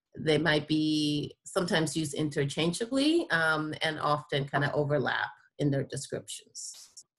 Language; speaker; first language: English; non-native, fluent; Spanish